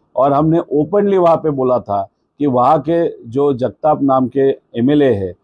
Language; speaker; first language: Hindi; non-native, local second language; Marathi